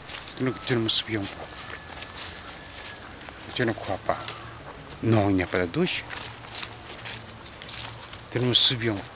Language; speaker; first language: French; non-native, fluent; Korean